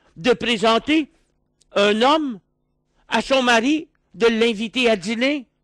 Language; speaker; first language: French; native; French